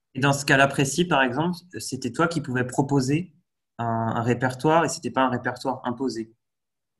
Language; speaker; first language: French; native; French